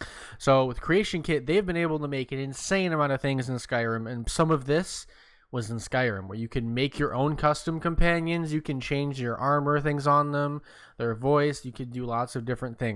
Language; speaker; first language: English; native; English